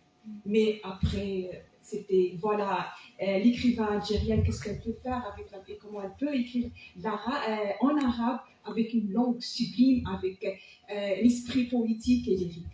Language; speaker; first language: French; non-native, local second language; Arabic